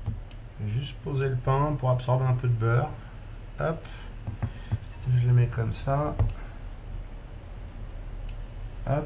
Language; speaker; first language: French; native; French